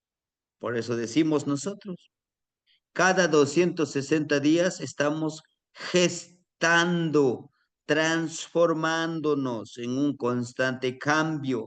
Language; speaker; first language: Spanish; native; Spanish